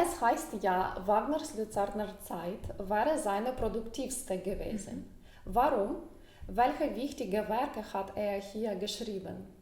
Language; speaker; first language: German; non-native, fluent; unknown